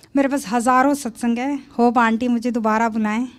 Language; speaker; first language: Hindi; native; Hindi